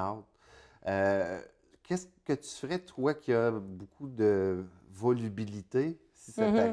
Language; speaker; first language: French; native; French